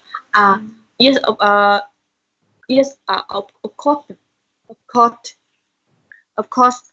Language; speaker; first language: English; non-native, learner; Vietnamese